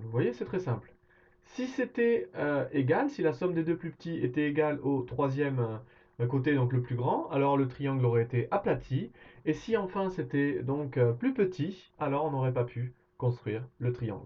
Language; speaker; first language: French; native; French